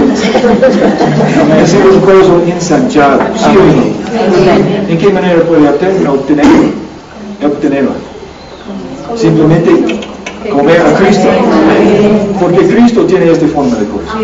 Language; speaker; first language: Spanish; non-native, learner; English